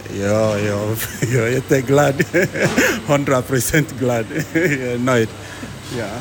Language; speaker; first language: Swedish; non-native, learner; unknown